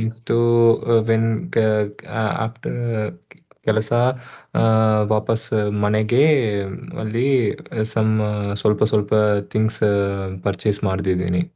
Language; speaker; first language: Kannada; non-native, learner; Tamil